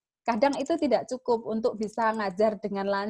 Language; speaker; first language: Indonesian; native; Indonesian